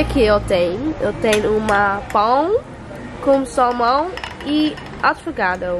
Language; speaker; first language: Portuguese; non-native, learner; Dutch